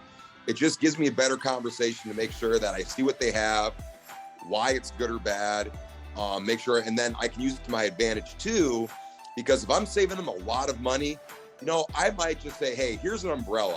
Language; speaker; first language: English; native; English